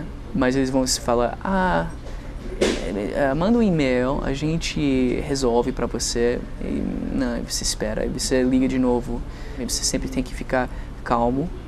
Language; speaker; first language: Portuguese; non-native, fluent; English